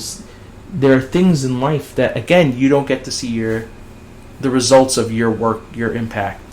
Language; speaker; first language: English; native; English